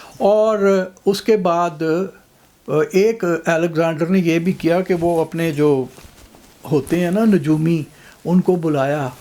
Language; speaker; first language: Urdu; non-native, local second language; Punjabi